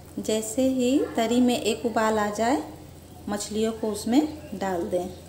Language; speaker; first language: Hindi; non-native, local second language; Bangla